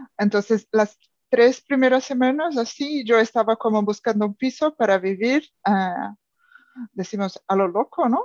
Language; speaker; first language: Spanish; non-native, fluent; Portuguese